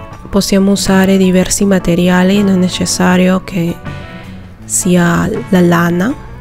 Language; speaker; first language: Italian; non-native, fluent; Spanish